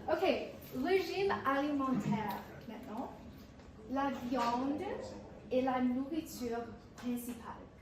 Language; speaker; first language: French; non-native, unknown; English